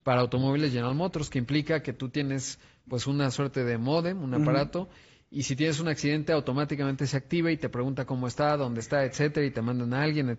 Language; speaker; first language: Spanish; native; Spanish